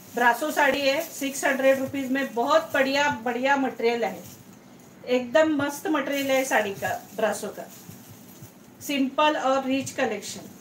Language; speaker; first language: Hindi; non-native, local second language; Marathi